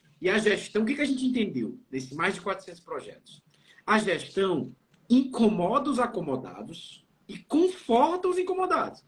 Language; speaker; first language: Portuguese; native; Portuguese